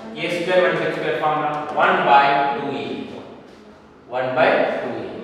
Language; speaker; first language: English; non-native, local second language; Kannada